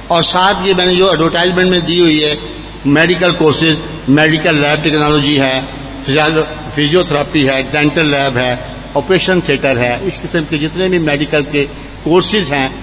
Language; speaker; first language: Urdu; native; Urdu